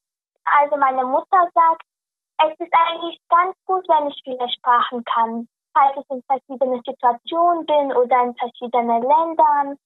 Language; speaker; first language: German; early bilingual, other home language; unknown